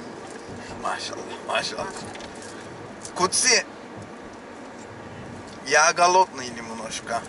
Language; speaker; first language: Russian; non-native, learner; Turkish